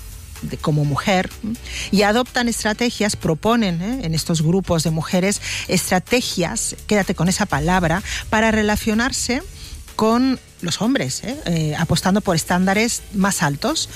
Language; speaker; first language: Spanish; native; Spanish